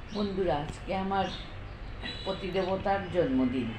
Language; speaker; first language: Bangla; non-native, local second language; Sylheti